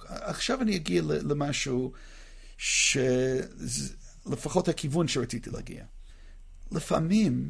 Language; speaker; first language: Hebrew; non-native, fluent; English